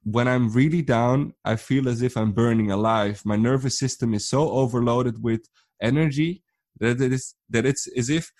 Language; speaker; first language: English; non-native, fluent; Dutch